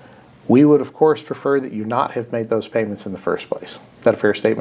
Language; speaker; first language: English; native; English